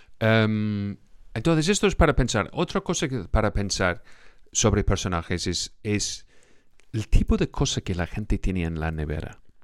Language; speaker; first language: Spanish; non-native, fluent; English